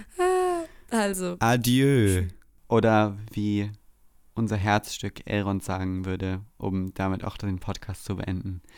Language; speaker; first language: German; native; German